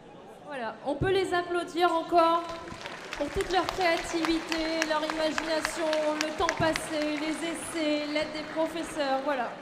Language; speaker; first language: French; native; French